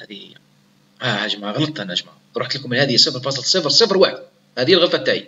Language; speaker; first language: Arabic; native; Arabic